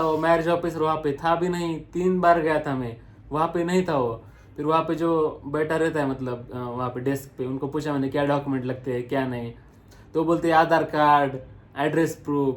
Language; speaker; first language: Hindi; non-native, local second language; Marathi